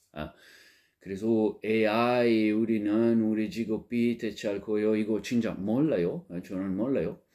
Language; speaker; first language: Korean; non-native, learner; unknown